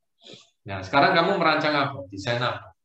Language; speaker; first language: Indonesian; native; Indonesian